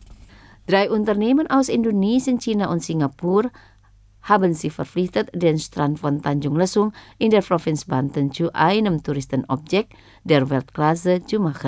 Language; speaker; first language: German; non-native, fluent; Indonesian